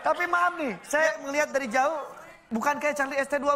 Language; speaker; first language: Indonesian; native; Indonesian